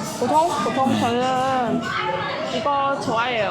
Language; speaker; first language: Korean; non-native, learner; Vietnamese